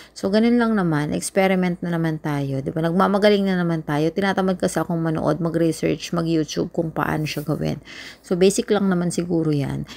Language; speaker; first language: Filipino; non-native, local second language; Iloko